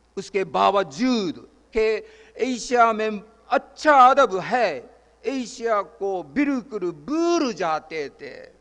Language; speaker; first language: Urdu; non-native, fluent; Japanese